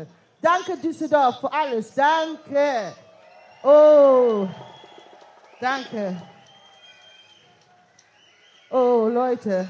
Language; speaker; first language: German; non-native, fluent; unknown